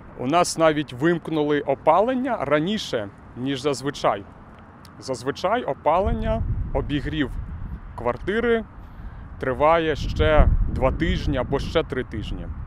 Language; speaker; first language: Ukrainian; native; Ukrainian